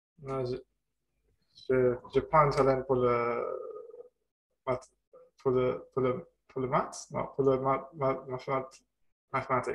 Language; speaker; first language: French; non-native, learner; German